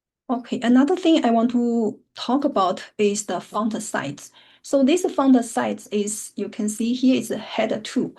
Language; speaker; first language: English; non-native, fluent; Chinese